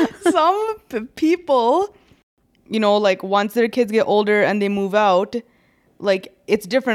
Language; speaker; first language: English; early bilingual, other home language; Punjabi